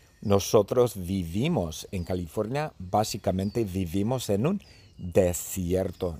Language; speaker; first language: Spanish; early bilingual, heritage; Spanish